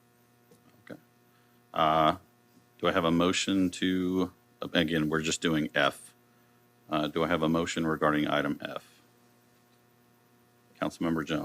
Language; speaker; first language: English; native; English